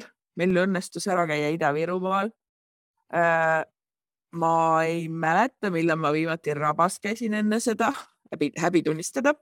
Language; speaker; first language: Estonian; native; Estonian